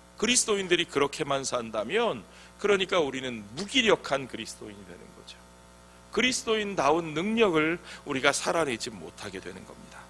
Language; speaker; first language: Korean; native; Korean